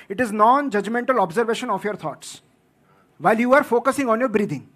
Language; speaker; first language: English; non-native, local second language; Gujarati